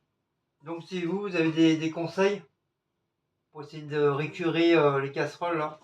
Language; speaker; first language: French; native; French